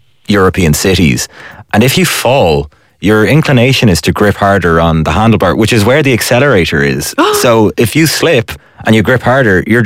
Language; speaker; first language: English; native; English